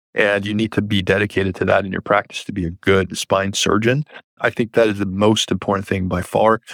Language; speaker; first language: English; early bilingual, other home language; Persian